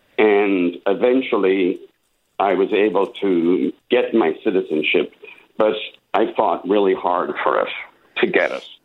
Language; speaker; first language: English; native; English